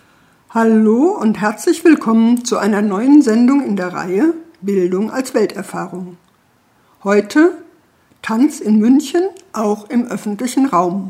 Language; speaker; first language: German; native; German